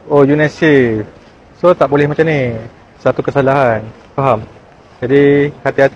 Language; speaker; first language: Malay; native; Malay